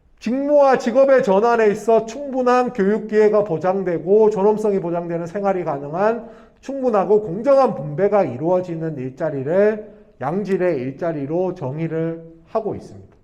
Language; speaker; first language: Korean; native; Korean